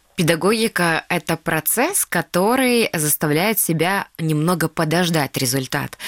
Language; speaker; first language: Russian; non-native, local second language; Crimean Tatar